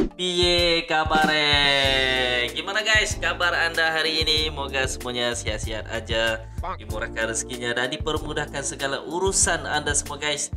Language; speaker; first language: Malay; native; Malay